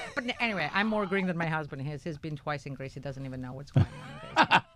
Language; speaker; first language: English; non-native, fluent; Albanian